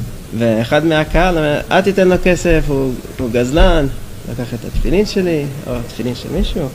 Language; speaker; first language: Hebrew; non-native, fluent; English